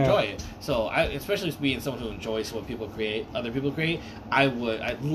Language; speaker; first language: English; native; English